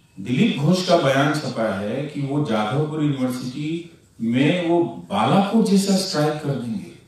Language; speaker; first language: Hindi; non-native, local second language; Bhojpuri